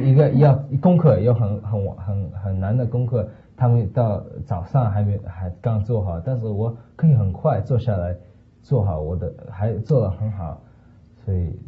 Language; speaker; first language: Chinese; early bilingual, heritage; Chinese